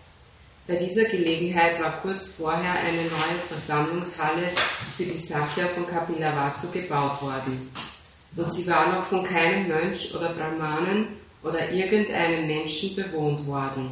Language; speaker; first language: German; native; German